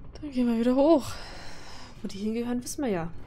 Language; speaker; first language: German; native; German